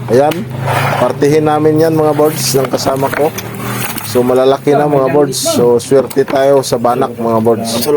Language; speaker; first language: Filipino; non-native, local second language; Waray